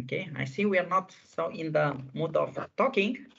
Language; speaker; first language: English; non-native, fluent; Romanian